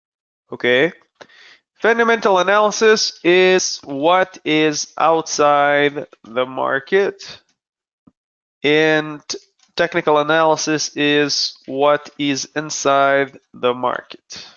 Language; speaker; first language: English; non-native, fluent; Hebrew